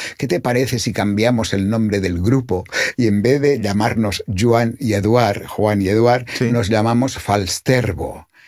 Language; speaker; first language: Spanish; non-native, local second language; Catalan